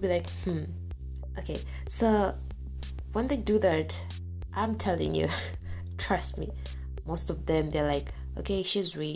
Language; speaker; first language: English; non-native, local second language; Swahili